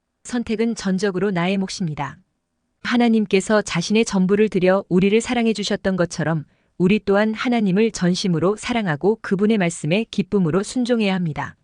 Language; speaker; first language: Korean; native; Korean